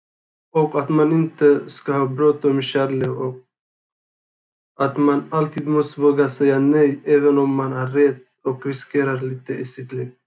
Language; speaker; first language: Swedish; non-native, learner; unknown